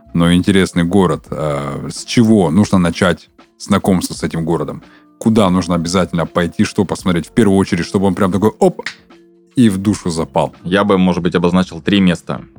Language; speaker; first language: Russian; native; Russian